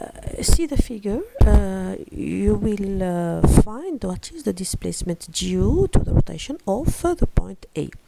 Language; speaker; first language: English; non-native, fluent; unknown